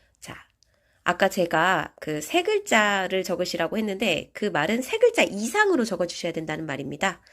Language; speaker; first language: Korean; native; Korean